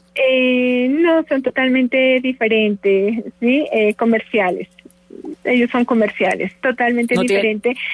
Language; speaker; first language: Spanish; native; Spanish